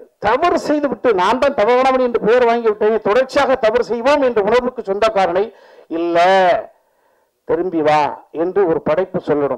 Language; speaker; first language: Tamil; native; Tamil